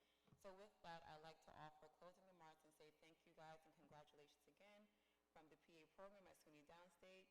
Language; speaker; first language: English; native; English